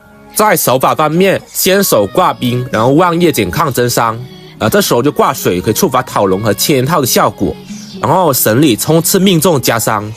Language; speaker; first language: Chinese; native; Chinese